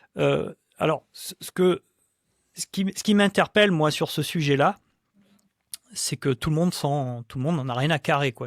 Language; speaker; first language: French; native; French